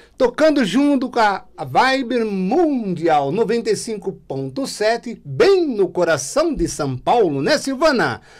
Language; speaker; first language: Portuguese; native; Portuguese